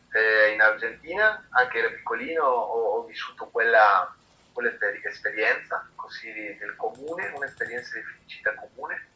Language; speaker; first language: Italian; non-native, fluent; Spanish